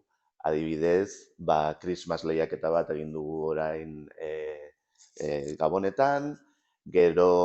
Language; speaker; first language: Basque; non-native, local second language; Spanish